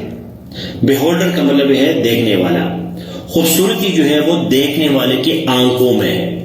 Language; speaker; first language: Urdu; non-native, local second language; Pashto